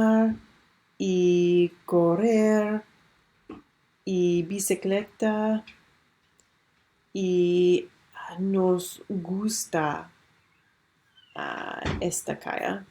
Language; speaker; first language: Spanish; non-native, learner; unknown